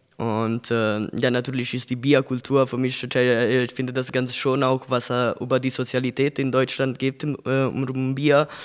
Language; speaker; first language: German; non-native, learner; Italian